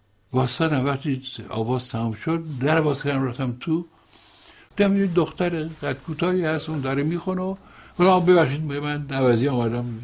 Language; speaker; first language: Persian; native; Persian